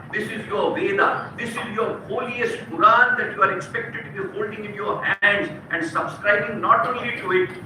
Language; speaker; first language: English; non-native, local second language; Hindi